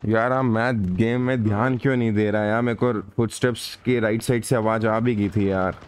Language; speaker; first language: Hindi; native; Hindi